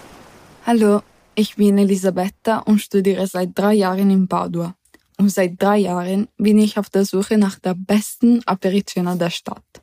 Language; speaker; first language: German; early bilingual, heritage; German